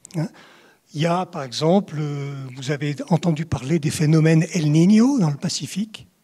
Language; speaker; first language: French; native; French